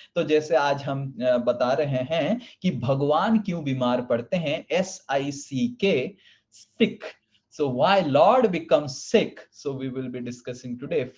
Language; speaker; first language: Hindi; non-native, local second language; Odia